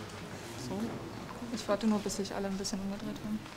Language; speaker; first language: German; native; German